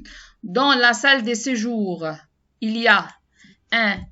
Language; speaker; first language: French; non-native, learner; Arabic